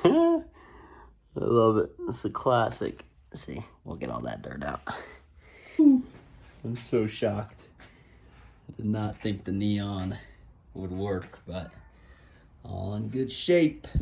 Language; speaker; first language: English; native; English